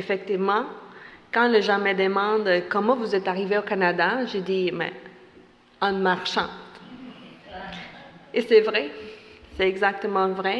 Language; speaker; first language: French; non-native, fluent; Spanish